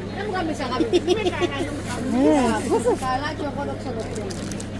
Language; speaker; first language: Greek; non-native, learner; Bulgarian